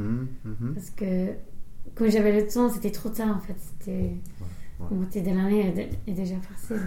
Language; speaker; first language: French; non-native, fluent; English